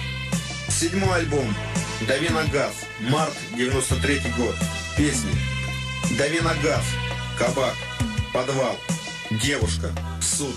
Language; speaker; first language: Russian; native; Russian